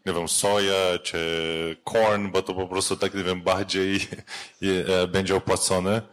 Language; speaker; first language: Polish; non-native, learner; Portuguese